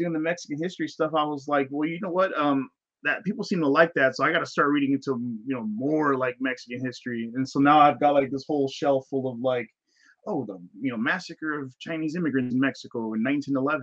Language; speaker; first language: English; native; English